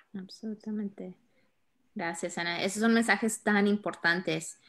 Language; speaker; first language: Spanish; early bilingual, heritage; Spanish